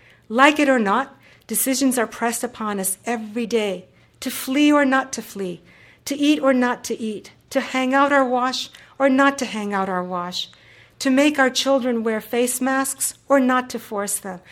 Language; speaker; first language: English; early bilingual, other home language; Japanese